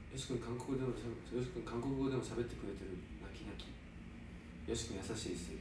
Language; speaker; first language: Korean; non-native, fluent; Japanese